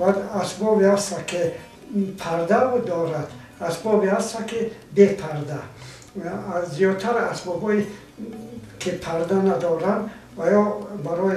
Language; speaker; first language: Persian; non-native, local second language; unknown